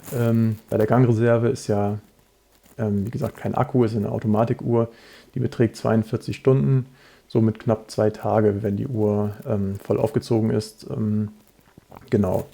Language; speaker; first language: German; native; German